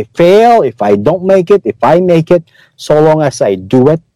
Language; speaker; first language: English; non-native, local second language; Hiligaynon